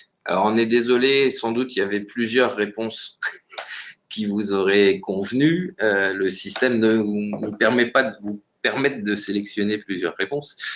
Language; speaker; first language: French; native; French